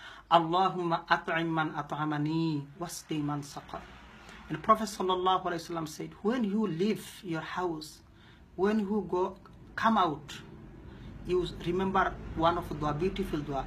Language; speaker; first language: English; non-native, local second language; Bangla